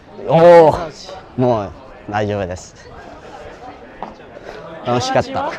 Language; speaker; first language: Japanese; non-native, learner; Filipino